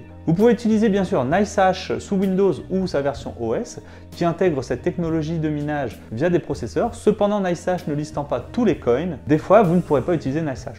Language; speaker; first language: French; native; French